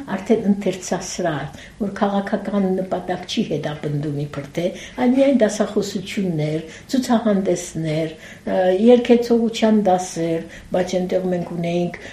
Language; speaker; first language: Armenian; early bilingual, heritage; Armenian